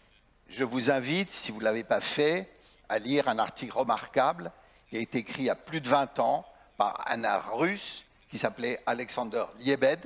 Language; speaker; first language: French; native; French